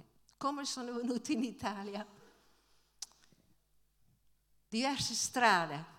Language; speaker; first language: Italian; non-native, fluent; Dutch